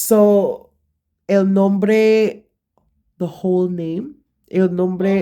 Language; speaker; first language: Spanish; non-native, learner; English